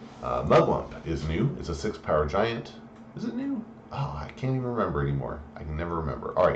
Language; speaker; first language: English; native; English